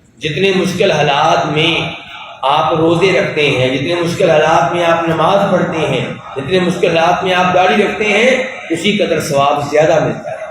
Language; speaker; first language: Urdu; non-native, local second language; Punjabi